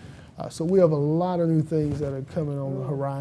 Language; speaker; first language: English; native; English